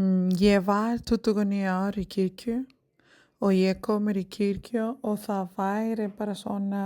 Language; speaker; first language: Icelandic; non-native, learner; Spanish